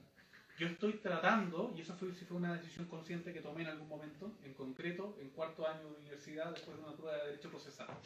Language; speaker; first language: Spanish; native; Spanish